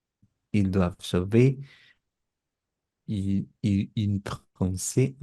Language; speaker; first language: French; non-native, learner; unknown